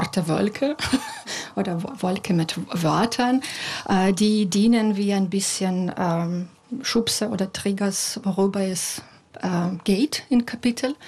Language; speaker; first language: German; non-native, fluent; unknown